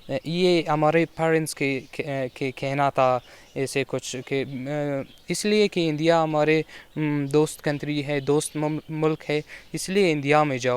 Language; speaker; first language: Hindi; non-native, fluent; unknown